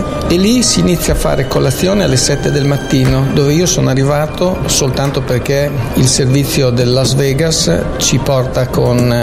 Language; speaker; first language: Italian; native; Italian